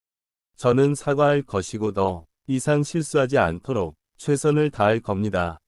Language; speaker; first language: Korean; non-native, learner; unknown